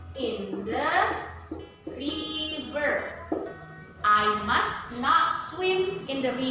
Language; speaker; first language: English; non-native, fluent; Indonesian